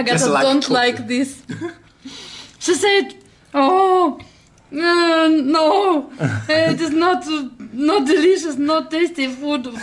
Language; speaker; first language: English; non-native, learner; Russian